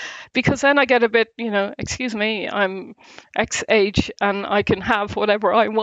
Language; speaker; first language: English; native; English